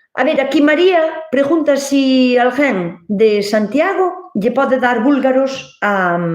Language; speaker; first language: Galician; native; Galician